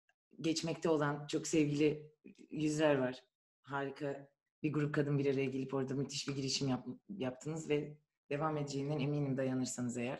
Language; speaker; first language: Turkish; native; Turkish